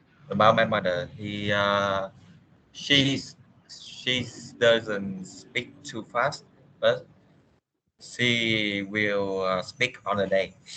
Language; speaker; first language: English; non-native, learner; Vietnamese